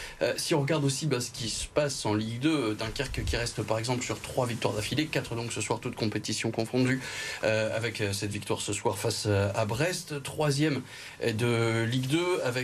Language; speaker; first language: French; native; French